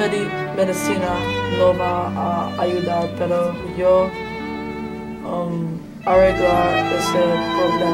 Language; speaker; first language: Spanish; non-native, learner; English